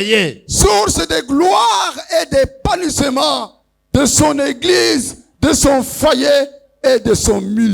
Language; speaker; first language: French; non-native, local second language; Lingala